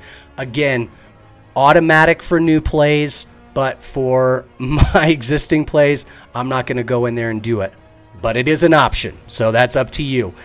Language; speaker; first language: English; native; English